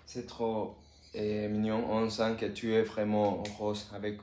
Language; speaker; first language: French; non-native, learner; Spanish